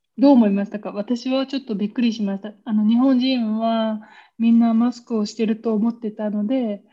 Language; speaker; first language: Japanese; non-native, learner; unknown